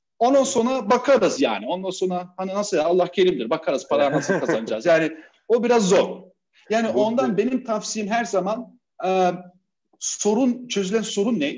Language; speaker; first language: Turkish; early bilingual, heritage; Turkish